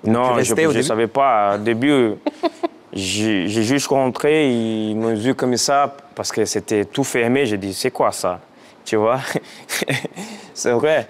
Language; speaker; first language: French; non-native, fluent; Portuguese